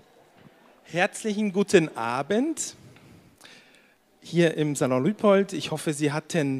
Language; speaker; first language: German; native; German